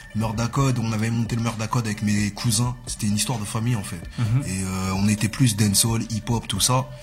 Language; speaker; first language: French; native; French